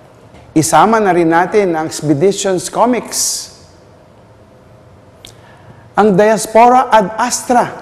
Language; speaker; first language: Filipino; native; Filipino